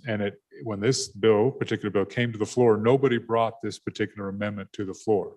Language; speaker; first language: English; native; English